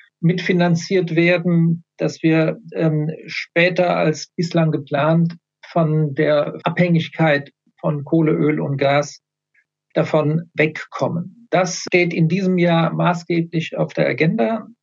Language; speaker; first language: German; native; German